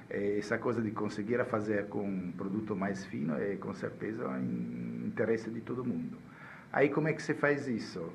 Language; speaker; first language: Portuguese; non-native, fluent; Italian